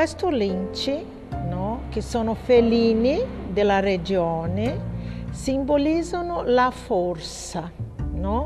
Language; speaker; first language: Italian; non-native, fluent; Portuguese